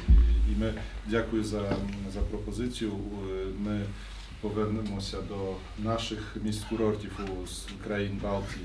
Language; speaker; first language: Ukrainian; non-native, fluent; Polish